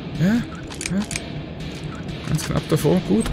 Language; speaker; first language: German; native; German